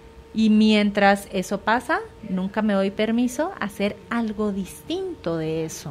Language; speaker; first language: Spanish; native; Spanish